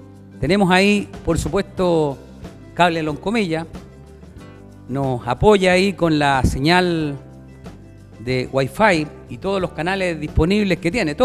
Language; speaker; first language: Spanish; native; Spanish